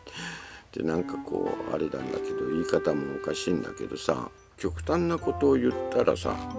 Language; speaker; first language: Japanese; native; Japanese